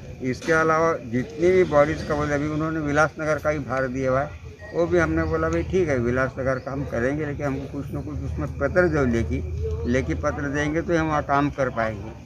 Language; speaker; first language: Hindi; non-native, local second language; Marathi